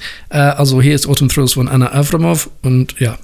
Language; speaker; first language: German; non-native, learner; English